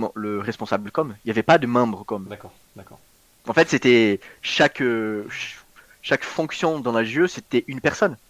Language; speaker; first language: French; non-native, fluent; Portuguese